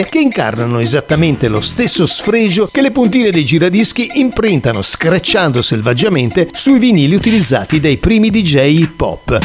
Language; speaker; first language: Italian; native; Italian